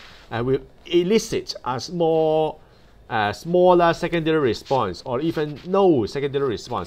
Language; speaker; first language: English; non-native, local second language; Cantonese